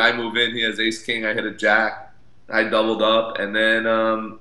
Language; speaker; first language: English; native; English